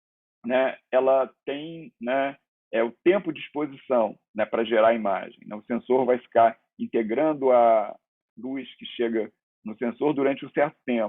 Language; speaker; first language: Portuguese; native; Portuguese